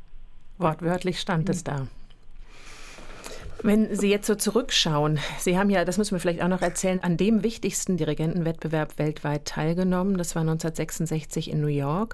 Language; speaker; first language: German; native; German